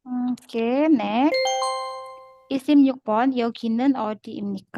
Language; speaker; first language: Korean; non-native, learner; Indonesian